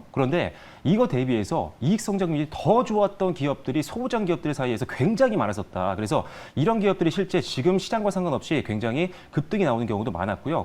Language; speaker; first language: Korean; native; Korean